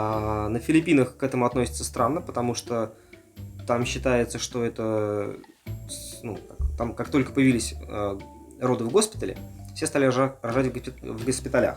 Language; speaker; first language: Russian; native; Russian